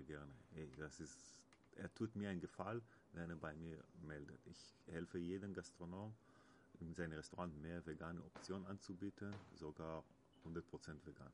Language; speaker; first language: German; non-native, learner; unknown